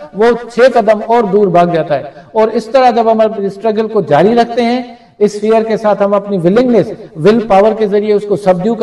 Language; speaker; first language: Urdu; non-native, local second language; Sindhi